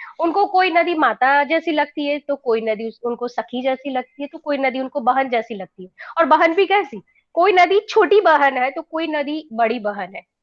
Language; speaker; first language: Hindi; non-native, local second language; Gujarati